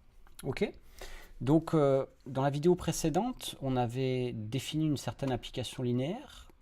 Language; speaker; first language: French; native; French